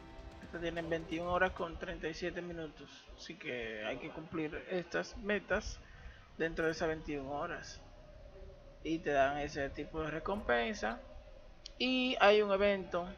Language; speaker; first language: Spanish; native; Spanish